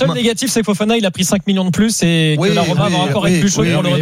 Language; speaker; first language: French; native; French